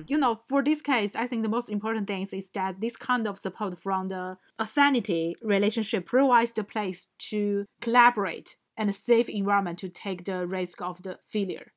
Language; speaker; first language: English; non-native, fluent; Chinese